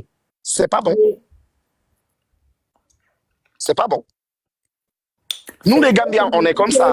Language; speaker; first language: French; non-native, learner; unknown